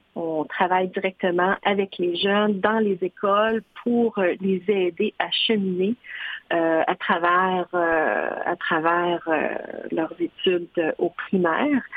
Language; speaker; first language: French; native; French